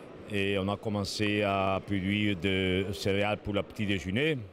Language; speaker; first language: French; non-native, fluent; Italian